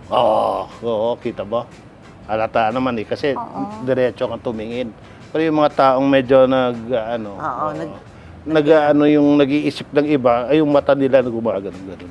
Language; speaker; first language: Filipino; non-native, local second language; Hiligaynon